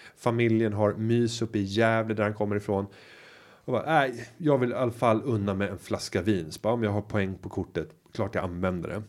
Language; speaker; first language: Swedish; native; Swedish